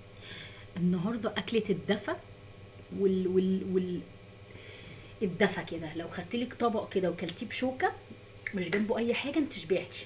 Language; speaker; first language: Arabic; native; Arabic